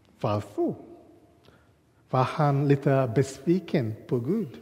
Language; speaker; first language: Swedish; non-native, learner; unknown